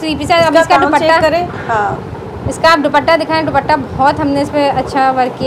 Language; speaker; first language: Urdu; native; Urdu